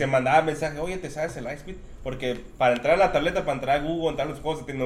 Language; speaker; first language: Spanish; native; Spanish